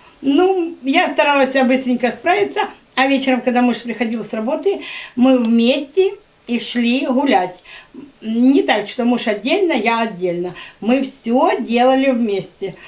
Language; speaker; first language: Russian; native; Russian